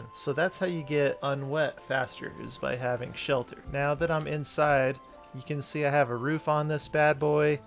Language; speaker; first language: English; native; English